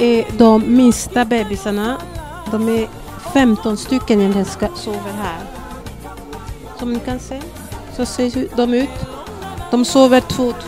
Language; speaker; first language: Swedish; non-native, fluent; Lingala